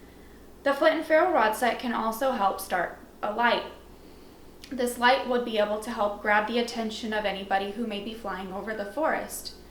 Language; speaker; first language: English; native; English